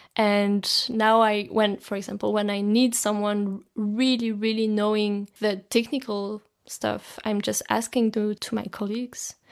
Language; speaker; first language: English; non-native, fluent; French